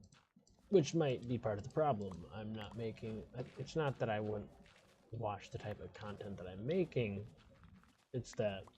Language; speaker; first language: English; native; English